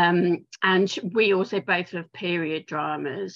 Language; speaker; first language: English; native; English